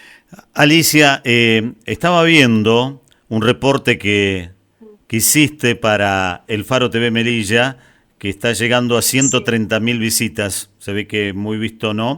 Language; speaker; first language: Spanish; native; Spanish